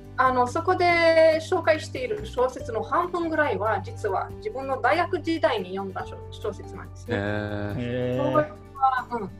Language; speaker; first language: Japanese; non-native, fluent; Romanian